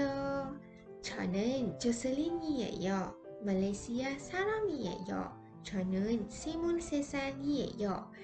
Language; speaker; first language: Korean; non-native, learner; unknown